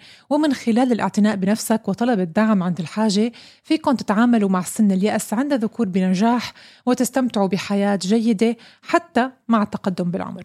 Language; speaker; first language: Arabic; native; Arabic